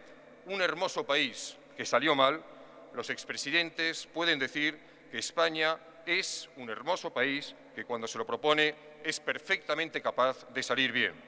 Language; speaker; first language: Spanish; native; Spanish